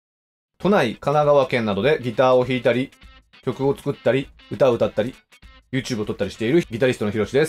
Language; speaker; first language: Japanese; native; Japanese